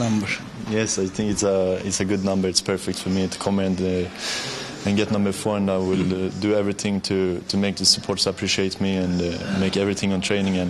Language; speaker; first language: English; non-native, fluent; Swedish